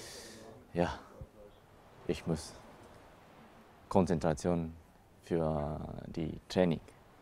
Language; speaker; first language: German; non-native, learner; Japanese